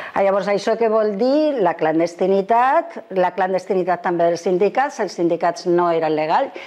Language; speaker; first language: Catalan; non-native, fluent; Spanish